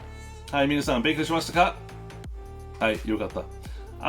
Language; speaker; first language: Japanese; non-native, learner; English